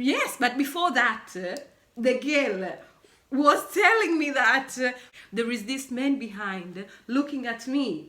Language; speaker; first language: English; non-native, local second language; Swahili